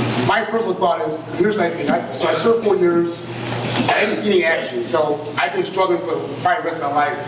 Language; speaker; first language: English; native; English